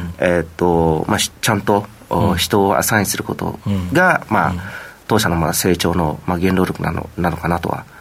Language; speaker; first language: Japanese; non-native, fluent; Vietnamese